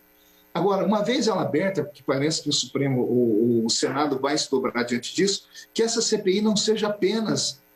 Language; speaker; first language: Portuguese; native; Portuguese